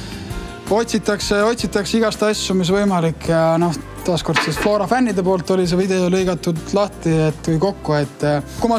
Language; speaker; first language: Estonian; native; Estonian